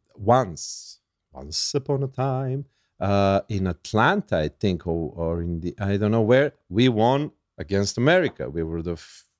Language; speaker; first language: English; non-native, learner; Serbian